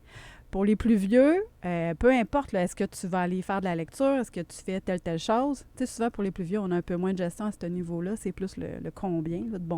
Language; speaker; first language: French; native; French